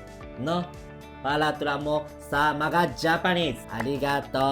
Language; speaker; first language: Filipino; non-native, learner; Japanese